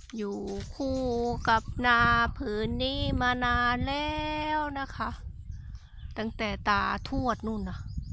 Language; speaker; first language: Thai; non-native, local second language; Khmer